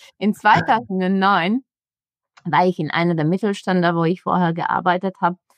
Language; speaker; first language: German; non-native, fluent; Hungarian